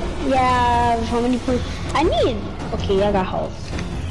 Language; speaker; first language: English; early bilingual, other home language; Spanish